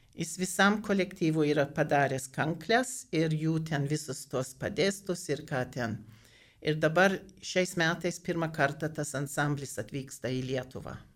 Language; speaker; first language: Lithuanian; early bilingual, heritage; Lithuanian